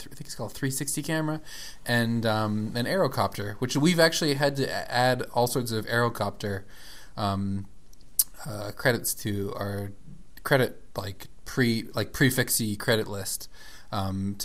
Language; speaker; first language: English; native; English